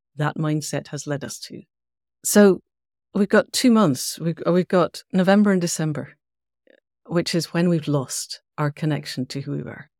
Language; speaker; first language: English; native; English